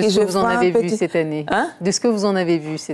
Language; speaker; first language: French; native; French